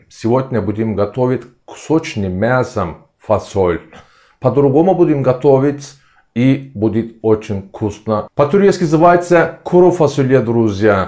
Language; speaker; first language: Russian; non-native, learner; Turkish